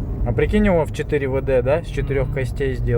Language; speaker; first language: Russian; native; Russian